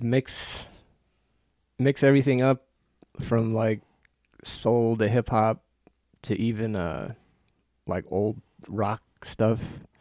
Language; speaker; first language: English; native; English